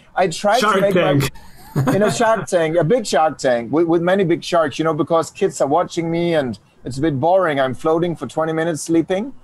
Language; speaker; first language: English; non-native, fluent; Danish